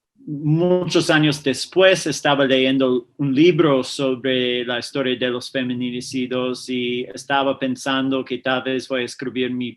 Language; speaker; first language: Spanish; non-native, fluent; English